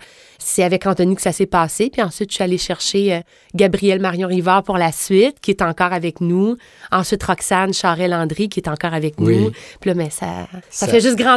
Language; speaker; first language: French; native; French